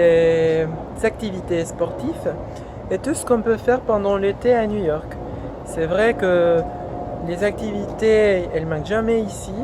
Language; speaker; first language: French; non-native, fluent; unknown